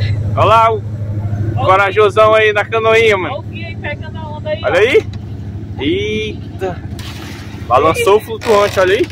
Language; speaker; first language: Portuguese; native; Portuguese